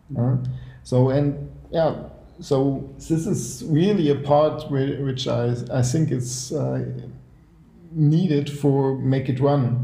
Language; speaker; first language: English; non-native, fluent; German